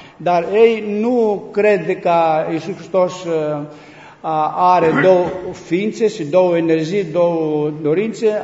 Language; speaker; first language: Romanian; non-native, learner; Greek